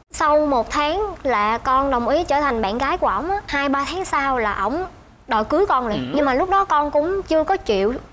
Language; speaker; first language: Vietnamese; native; Vietnamese